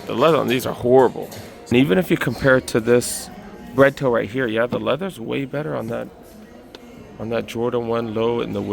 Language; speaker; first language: English; native; English